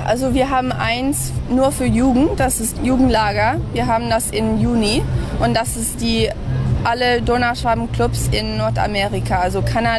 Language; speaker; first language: German; early bilingual, heritage; English